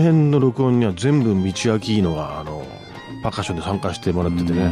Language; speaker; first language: Japanese; native; Japanese